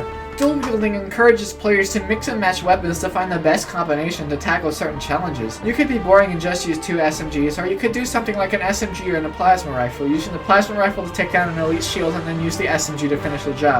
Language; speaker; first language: English; native; English